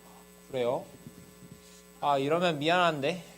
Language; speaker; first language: Korean; native; Korean